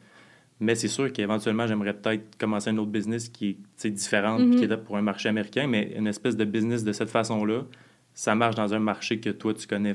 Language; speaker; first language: French; native; French